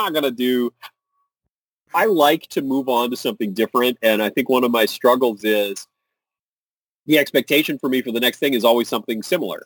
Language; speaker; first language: English; native; English